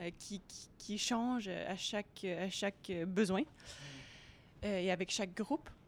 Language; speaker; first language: French; native; French